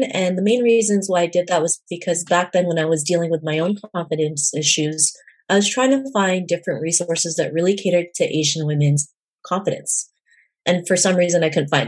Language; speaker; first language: English; native; English